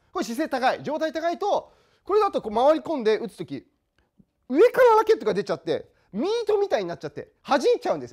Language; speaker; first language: Japanese; native; Japanese